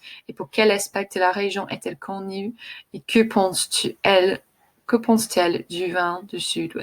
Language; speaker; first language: French; non-native, fluent; English